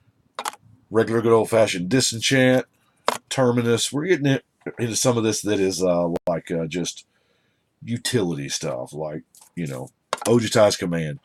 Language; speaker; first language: English; native; English